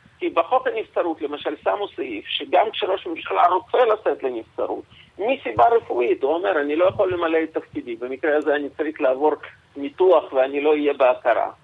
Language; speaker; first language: Hebrew; non-native, fluent; Russian